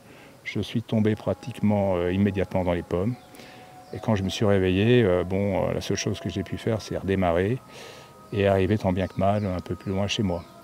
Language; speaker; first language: French; native; French